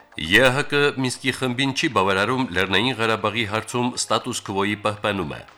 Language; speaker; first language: Armenian; native; Armenian